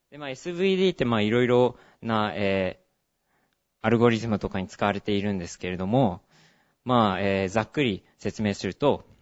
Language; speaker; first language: Japanese; early bilingual, heritage; Japanese